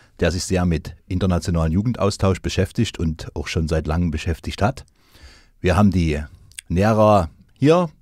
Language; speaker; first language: German; native; German